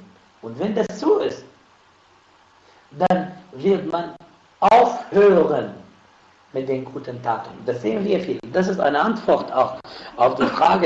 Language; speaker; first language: German; non-native, fluent; Arabic